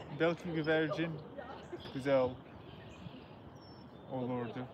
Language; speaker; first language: Turkish; non-native, learner; English